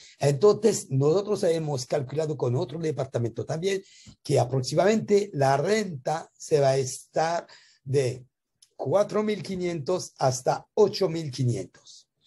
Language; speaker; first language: Spanish; non-native, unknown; French